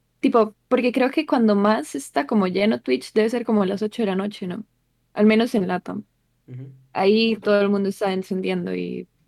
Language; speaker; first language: Spanish; native; Spanish